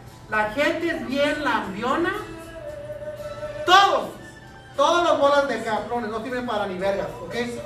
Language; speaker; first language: Spanish; early bilingual, heritage; Spanish